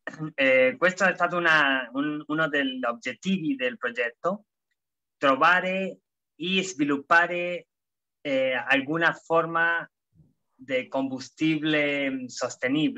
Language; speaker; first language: Italian; non-native, fluent; Spanish